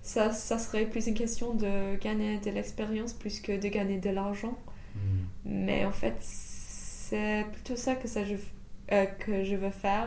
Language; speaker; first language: French; non-native, fluent; English